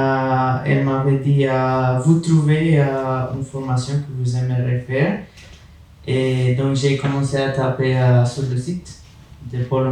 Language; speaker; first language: French; non-native, fluent; Spanish